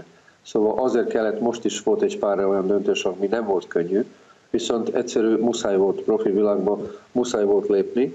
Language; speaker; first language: Hungarian; non-native, fluent; Serbian